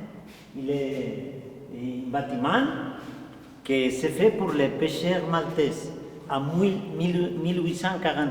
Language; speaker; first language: French; non-native, fluent; Spanish